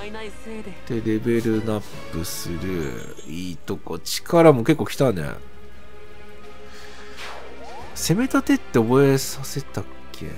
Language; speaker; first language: Japanese; native; Japanese